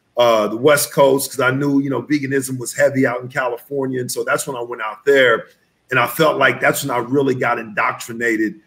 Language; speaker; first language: English; native; English